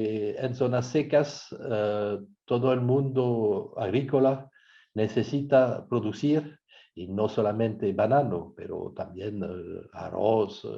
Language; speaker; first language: Spanish; non-native, fluent; French